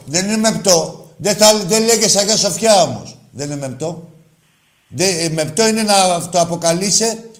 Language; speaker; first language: Greek; native; Greek